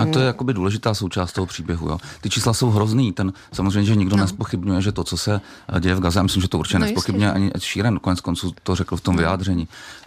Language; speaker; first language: Czech; native; Czech